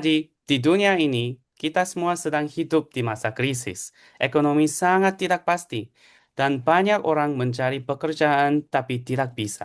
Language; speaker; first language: Indonesian; non-native, fluent; Korean